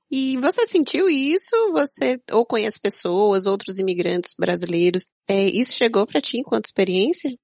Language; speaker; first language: Portuguese; native; Portuguese